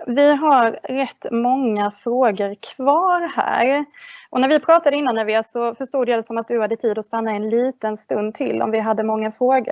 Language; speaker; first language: Swedish; native; Swedish